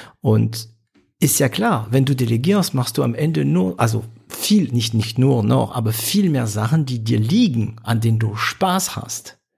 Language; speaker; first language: German; non-native, fluent; French